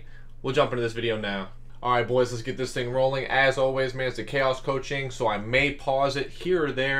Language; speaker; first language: English; native; English